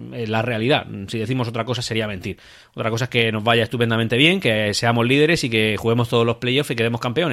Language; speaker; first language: Spanish; native; Spanish